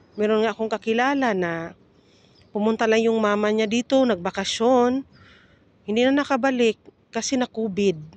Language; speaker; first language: Filipino; native; Filipino